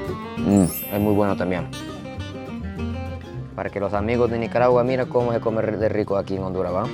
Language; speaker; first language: Spanish; non-native, fluent; Japanese